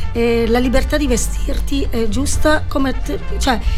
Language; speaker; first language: Italian; native; Italian